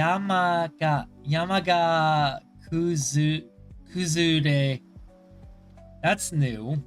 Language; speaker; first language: Japanese; non-native, learner; English